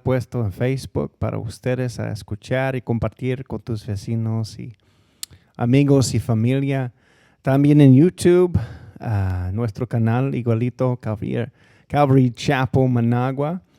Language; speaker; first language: Spanish; non-native, fluent; English